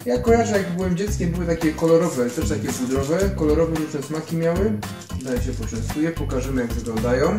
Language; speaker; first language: Polish; native; Polish